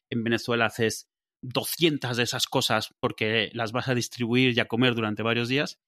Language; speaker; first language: Spanish; native; Spanish